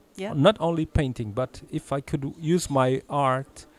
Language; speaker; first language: English; early bilingual, heritage; Italian